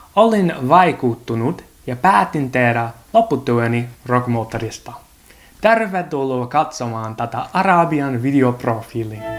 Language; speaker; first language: Finnish; non-native, learner; English